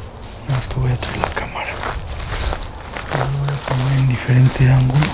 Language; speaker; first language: Spanish; native; Spanish